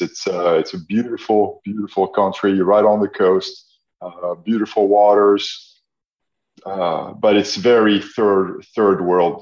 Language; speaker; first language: English; non-native, fluent; French